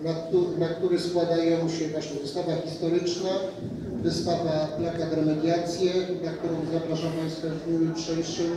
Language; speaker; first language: Polish; native; Polish